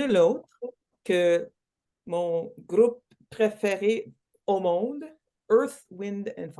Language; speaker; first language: French; non-native, local second language; English